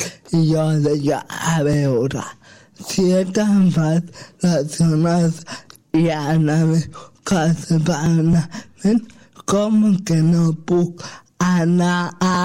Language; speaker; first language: Catalan; non-native, local second language; Spanish